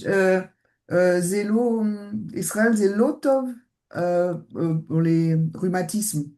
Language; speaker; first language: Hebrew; non-native, learner; French